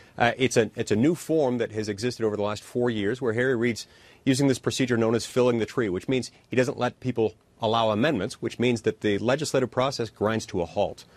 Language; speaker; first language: English; native; English